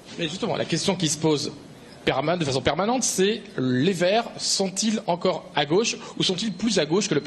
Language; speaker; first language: French; native; French